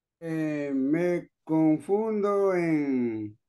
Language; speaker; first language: Spanish; native; Spanish